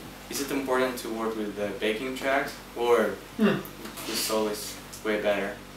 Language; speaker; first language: English; non-native, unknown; Russian